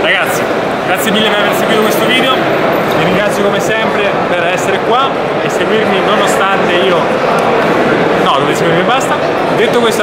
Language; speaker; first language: Italian; native; Italian